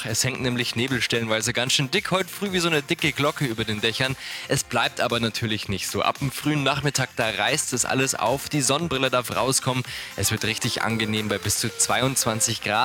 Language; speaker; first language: German; native; German